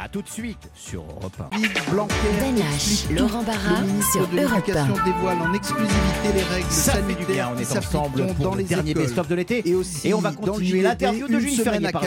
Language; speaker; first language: French; native; French